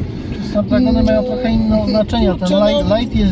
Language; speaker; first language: Polish; native; Polish